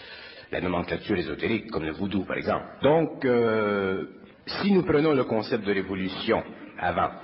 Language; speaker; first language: French; native; French